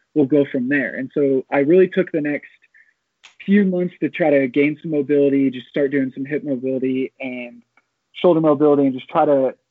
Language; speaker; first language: English; native; English